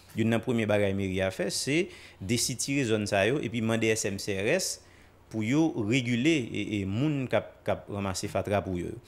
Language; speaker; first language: French; non-native, local second language; Haitian Creole